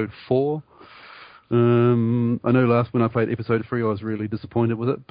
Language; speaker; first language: English; native; English